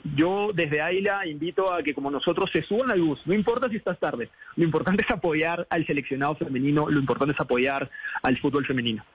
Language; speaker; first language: Spanish; native; Spanish